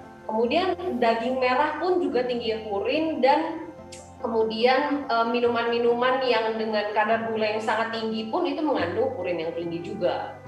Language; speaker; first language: Indonesian; native; Indonesian